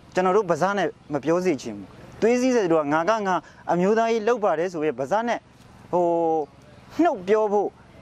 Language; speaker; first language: Burmese; non-native, local second language; Karen languages